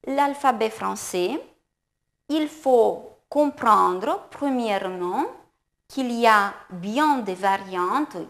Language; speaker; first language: French; non-native, fluent; Romanian